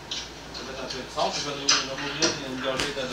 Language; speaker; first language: French; native; French